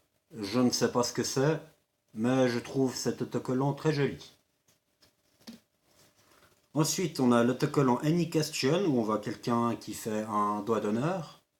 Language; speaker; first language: French; native; French